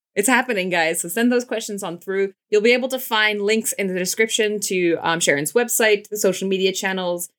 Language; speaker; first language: English; native; English